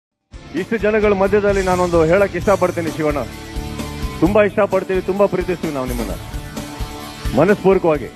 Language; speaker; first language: Kannada; native; Kannada